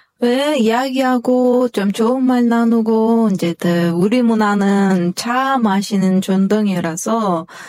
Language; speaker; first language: Korean; non-native, fluent; Kyrgyz